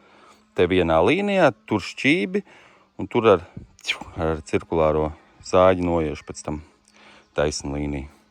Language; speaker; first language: Latvian; native; Latvian